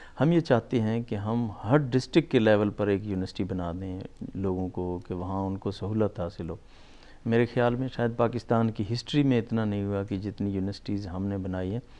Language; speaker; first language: Urdu; non-native, local second language; Baluchi